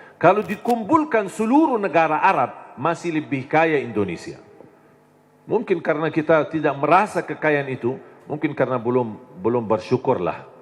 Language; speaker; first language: Indonesian; non-native, fluent; Arabic